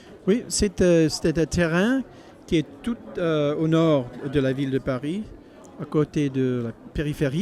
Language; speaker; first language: French; non-native, fluent; English